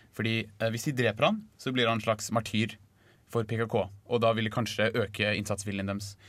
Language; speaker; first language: Norwegian; native; Norwegian